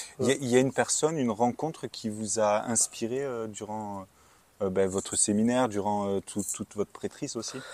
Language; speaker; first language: French; native; French